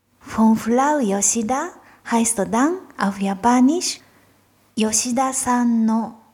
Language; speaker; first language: German; non-native, fluent; Japanese